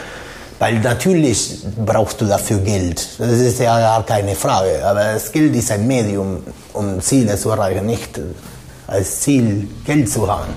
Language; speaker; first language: German; non-native, fluent; Spanish